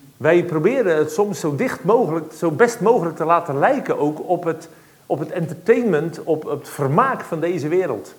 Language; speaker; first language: Dutch; native; Dutch